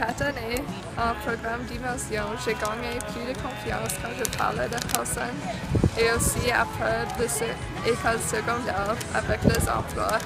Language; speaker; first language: French; non-native, learner; English